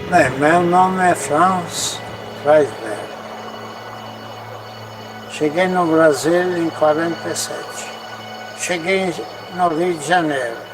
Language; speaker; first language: Portuguese; non-native, fluent; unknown